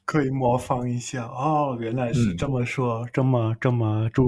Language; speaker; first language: Chinese; non-native, fluent; English